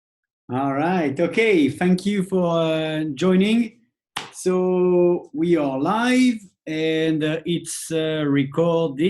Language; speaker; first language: English; non-native, fluent; French